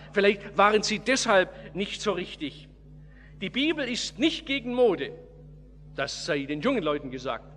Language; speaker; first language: German; native; German